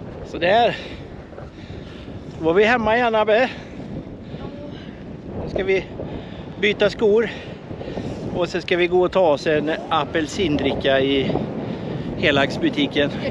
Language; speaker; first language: Swedish; native; Swedish